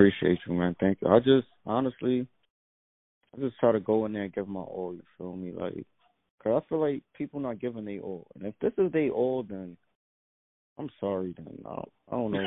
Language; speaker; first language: English; native; English